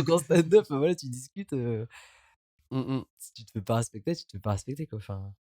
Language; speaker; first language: French; native; French